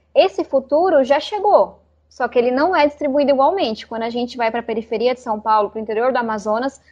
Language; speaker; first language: Portuguese; native; Portuguese